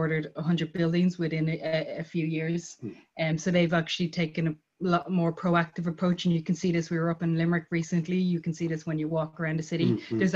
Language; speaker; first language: English; native; English